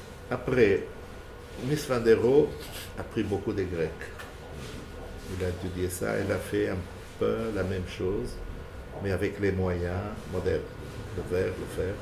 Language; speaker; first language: French; non-native, fluent; Portuguese